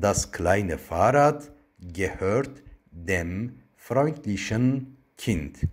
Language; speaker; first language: German; non-native, fluent; Turkish